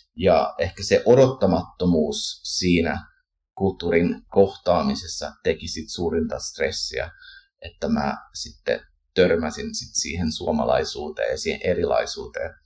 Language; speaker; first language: Finnish; early bilingual, heritage; Finnish